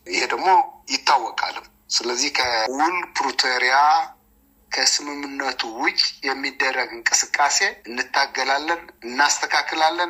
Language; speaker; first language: Amharic; non-native, local second language; Tigrinya